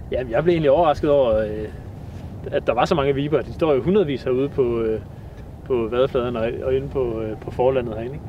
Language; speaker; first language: Danish; native; Danish